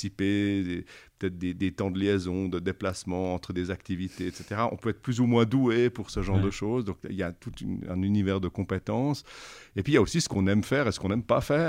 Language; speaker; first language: French; native; French